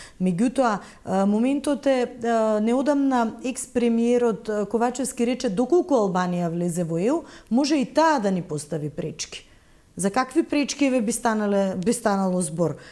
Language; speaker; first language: Macedonian; native; Macedonian